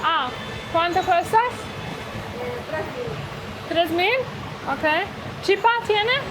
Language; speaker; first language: Spanish; non-native, learner; Persian